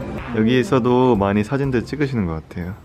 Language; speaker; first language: Korean; native; Korean